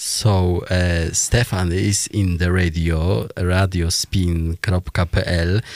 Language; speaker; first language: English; non-native, learner; Polish